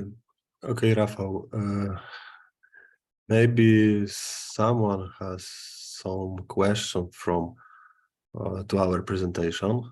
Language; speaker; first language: English; non-native, fluent; Polish